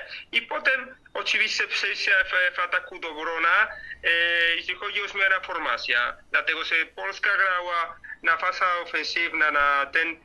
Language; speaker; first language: Polish; non-native, learner; Spanish